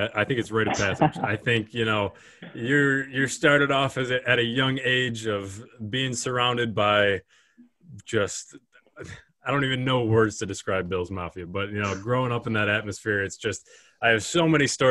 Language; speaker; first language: English; native; English